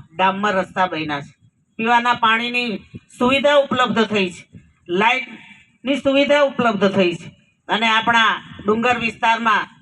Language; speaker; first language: Gujarati; non-native, local second language; Rathawi